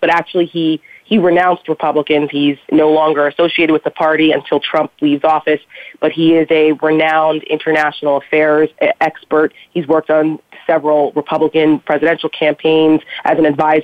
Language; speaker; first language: English; native; English